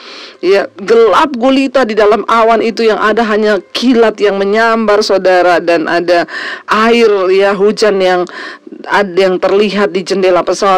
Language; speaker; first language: Indonesian; native; Indonesian